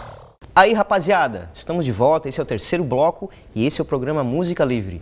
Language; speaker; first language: Portuguese; native; Portuguese